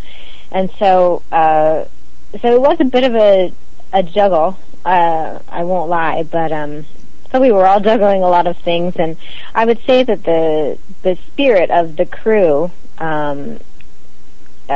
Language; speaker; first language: English; native; English